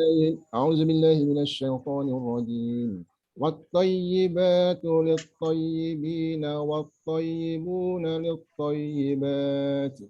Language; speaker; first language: Arabic; non-native, learner; Malay